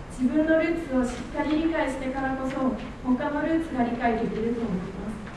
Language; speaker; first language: Japanese; non-native, fluent; Korean